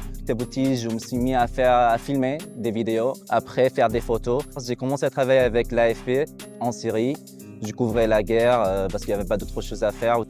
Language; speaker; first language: French; non-native, fluent; Arabic